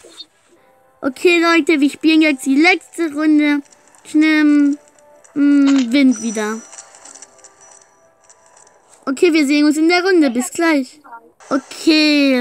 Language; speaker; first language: German; native; German